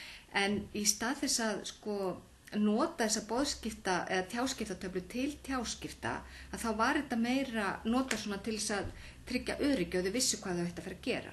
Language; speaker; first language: Icelandic; native; Icelandic